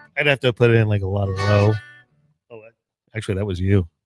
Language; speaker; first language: English; native; English